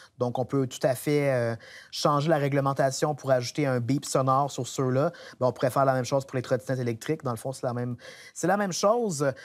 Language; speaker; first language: French; native; French